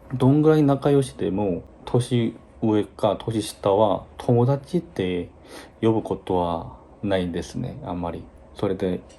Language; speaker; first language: Japanese; non-native, fluent; Korean